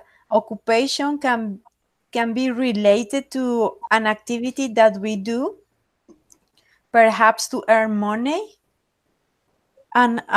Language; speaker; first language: English; non-native, fluent; Spanish